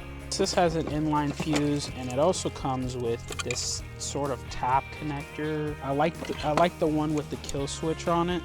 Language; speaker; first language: English; native; English